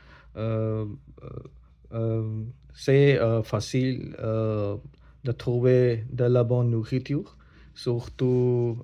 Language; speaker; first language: French; non-native, learner; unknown